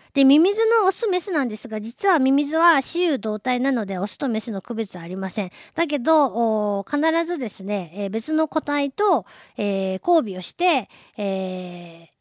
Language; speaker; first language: Japanese; native; Japanese